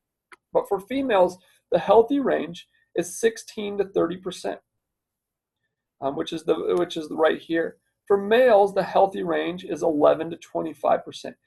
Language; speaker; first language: English; native; English